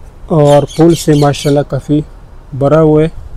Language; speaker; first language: Hindi; non-native, fluent; Pashto